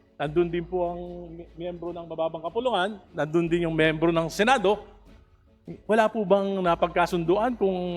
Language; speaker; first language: Filipino; native; Filipino